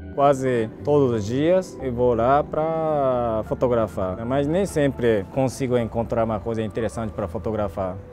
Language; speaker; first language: Portuguese; non-native, fluent; Japanese